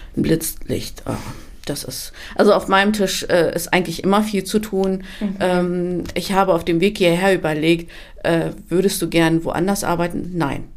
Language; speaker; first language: German; early bilingual, other home language; Turkish